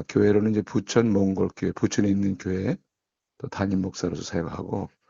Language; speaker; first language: Korean; native; Korean